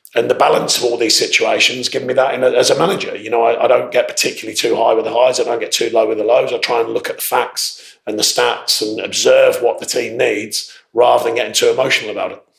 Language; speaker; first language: English; native; English